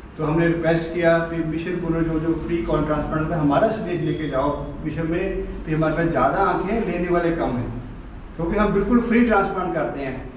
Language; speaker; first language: Hindi; non-native, local second language; Punjabi